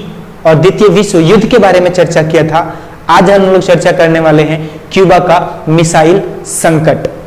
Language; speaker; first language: Hindi; native; Hindi